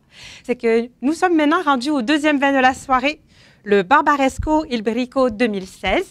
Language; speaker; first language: French; native; French